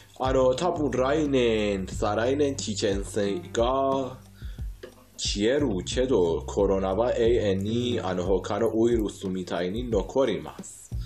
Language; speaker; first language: Japanese; non-native, fluent; Persian